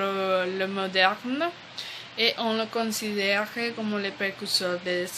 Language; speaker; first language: French; non-native, learner; Spanish